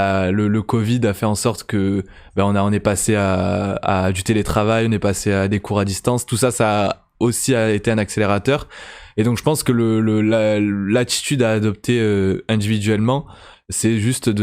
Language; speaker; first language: French; native; French